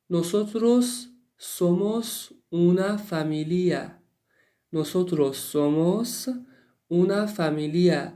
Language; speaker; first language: Spanish; non-native, fluent; Persian